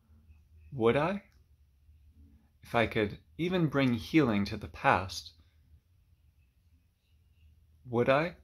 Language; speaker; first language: English; native; English